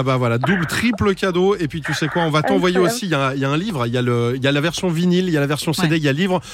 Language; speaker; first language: French; native; French